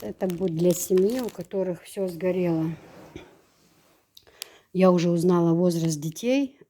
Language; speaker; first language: Russian; native; Russian